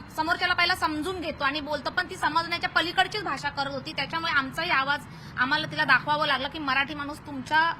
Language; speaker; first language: Marathi; native; Marathi